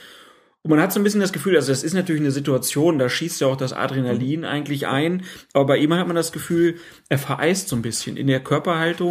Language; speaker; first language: German; native; German